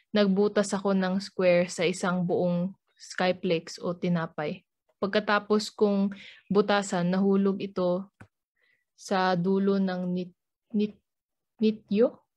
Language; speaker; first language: Filipino; native; Filipino